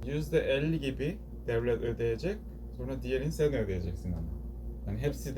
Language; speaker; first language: Turkish; non-native, learner; Korean